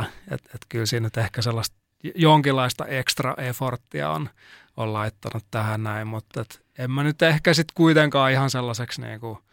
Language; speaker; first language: Finnish; native; Finnish